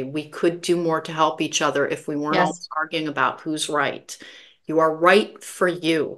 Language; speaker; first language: English; native; English